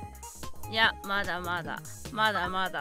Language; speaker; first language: Japanese; native; Japanese